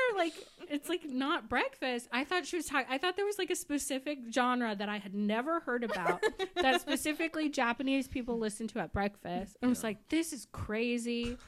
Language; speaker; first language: English; native; English